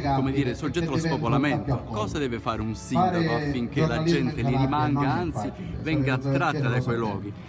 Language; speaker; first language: Italian; native; Italian